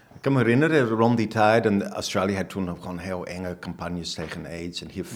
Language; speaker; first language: Dutch; non-native, fluent; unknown